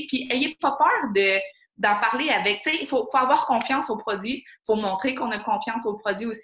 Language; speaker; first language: French; native; French